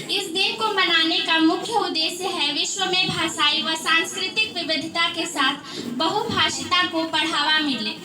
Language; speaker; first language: Hindi; native; Hindi